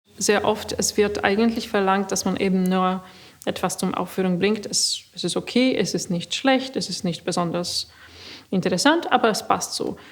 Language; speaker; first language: German; non-native, fluent; Polish